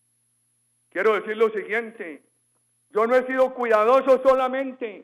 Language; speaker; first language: Spanish; native; Spanish